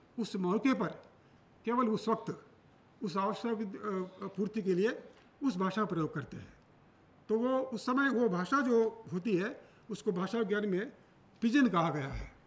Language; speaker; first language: Hindi; non-native, local second language; Telugu